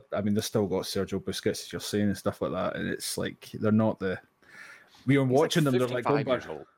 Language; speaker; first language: English; native; English